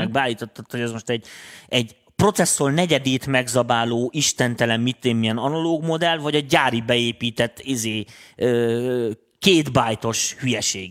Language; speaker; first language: Hungarian; native; Hungarian